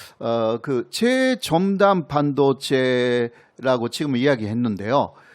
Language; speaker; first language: Korean; non-native, fluent; Japanese